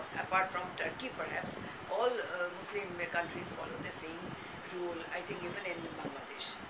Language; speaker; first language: English; non-native, local second language; Bangla